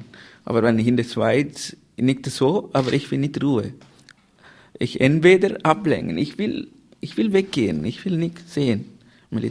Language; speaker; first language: German; non-native, learner; Tamil